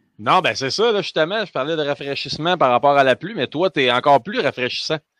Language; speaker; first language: French; native; French